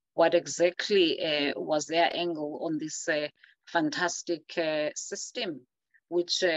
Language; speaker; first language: English; non-native, local second language; Zulu